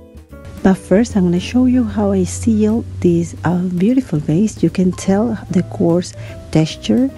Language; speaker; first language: English; non-native, fluent; Spanish